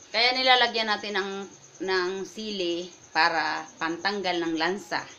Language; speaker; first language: Filipino; non-native, local second language; Bikol